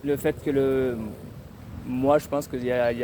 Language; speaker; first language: French; native; French